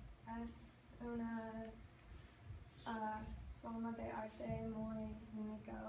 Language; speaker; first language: Spanish; non-native, learner; English